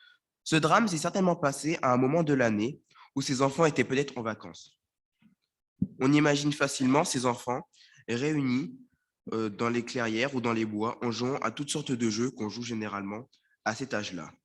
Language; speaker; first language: French; native; French